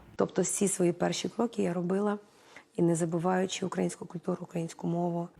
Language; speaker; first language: Ukrainian; non-native, local second language; Russian